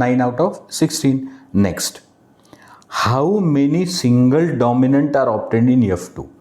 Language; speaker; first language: Hindi; non-native, local second language; Marathi